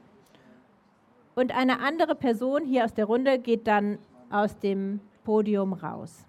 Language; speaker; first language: German; native; German